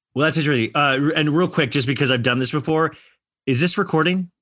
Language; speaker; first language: English; native; English